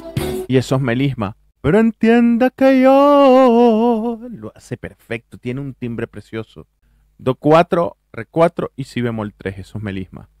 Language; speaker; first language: Spanish; native; Spanish